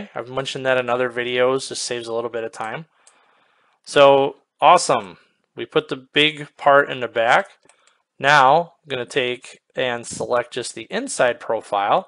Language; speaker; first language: English; native; English